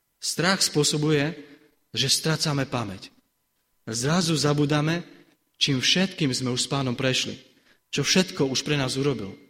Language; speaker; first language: Slovak; native; Slovak